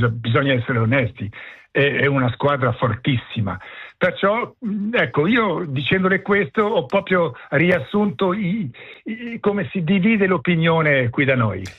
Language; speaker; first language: Italian; early bilingual, heritage; French